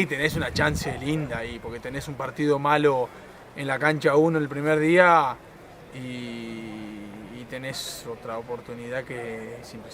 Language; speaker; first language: Spanish; native; Spanish